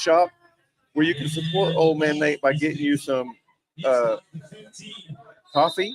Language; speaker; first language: English; native; English